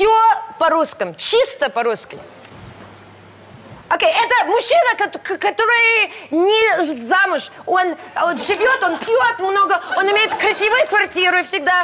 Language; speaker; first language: Russian; early bilingual, heritage; English